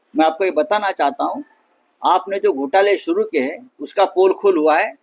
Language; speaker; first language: Hindi; non-native, local second language; Marathi